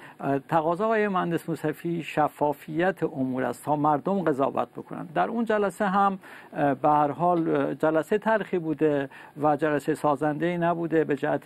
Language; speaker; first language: Persian; native; Persian